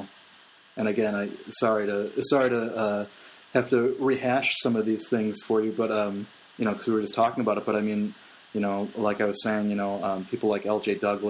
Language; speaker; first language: English; native; English